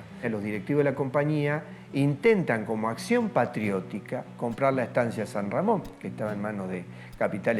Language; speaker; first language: Spanish; native; Spanish